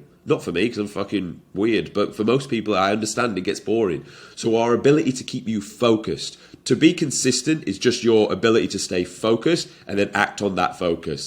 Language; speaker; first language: English; native; English